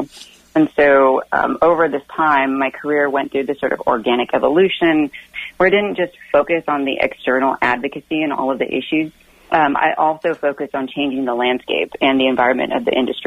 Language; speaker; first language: English; native; English